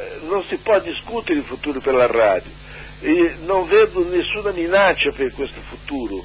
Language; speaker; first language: Italian; non-native, fluent; Portuguese